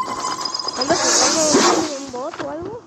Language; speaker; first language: Spanish; native; Spanish